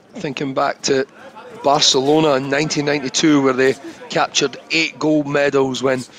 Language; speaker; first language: English; native; English